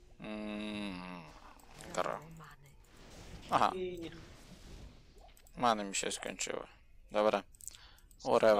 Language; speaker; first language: Polish; native; Polish